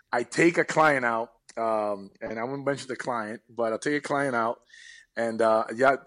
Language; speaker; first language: English; early bilingual, other home language; Spanish